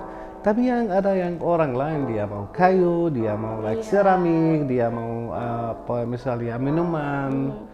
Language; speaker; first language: Indonesian; non-native, learner; Arabic